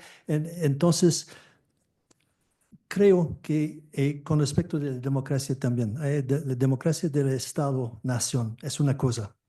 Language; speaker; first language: Spanish; non-native, fluent; French